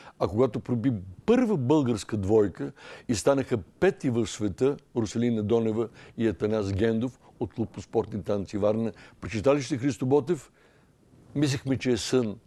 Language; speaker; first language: Bulgarian; native; Bulgarian